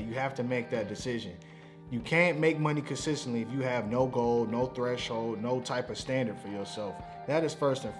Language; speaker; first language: English; native; English